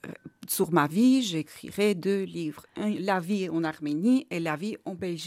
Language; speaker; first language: French; non-native, learner; Armenian